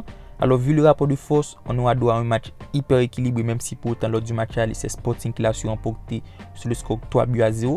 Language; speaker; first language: French; native; French